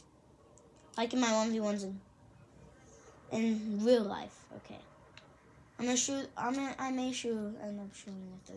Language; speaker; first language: English; native; English